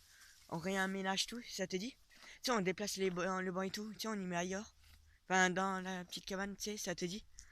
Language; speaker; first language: French; native; French